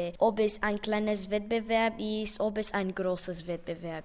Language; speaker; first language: German; non-native, local second language; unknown